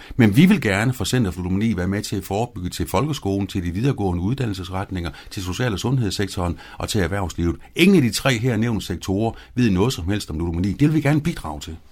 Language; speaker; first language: Danish; native; Danish